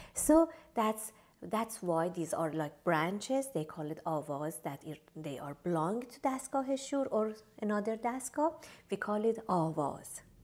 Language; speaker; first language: English; non-native, fluent; Persian